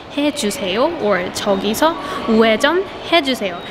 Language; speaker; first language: Korean; native; Korean